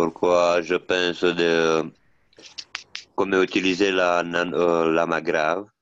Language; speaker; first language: French; non-native, learner; Italian